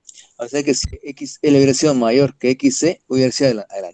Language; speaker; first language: Spanish; native; Spanish